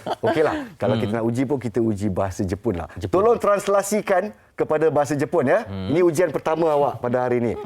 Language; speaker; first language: Malay; native; Malay